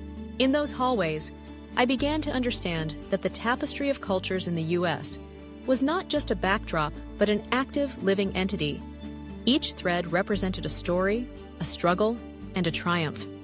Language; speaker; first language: English; early bilingual, other home language; Russian